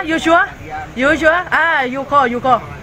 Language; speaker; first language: English; non-native, learner; Thai